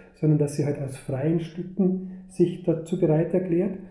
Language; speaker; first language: German; native; German